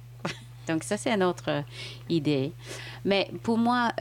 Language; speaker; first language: French; non-native, fluent; English